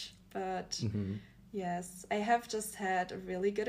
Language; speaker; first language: English; non-native, fluent; German